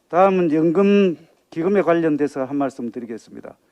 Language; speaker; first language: Korean; native; Korean